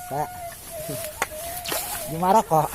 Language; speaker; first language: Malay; non-native, local second language; Sundanese